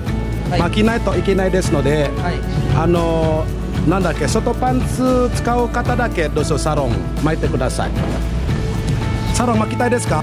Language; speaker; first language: Japanese; non-native, fluent; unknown